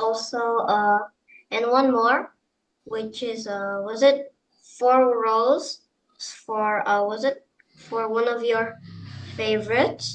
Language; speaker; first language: English; non-native, fluent; Indonesian